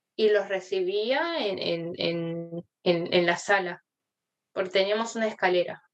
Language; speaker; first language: Spanish; early bilingual, other home language; Korean